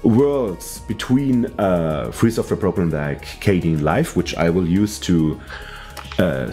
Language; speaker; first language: English; non-native, fluent; German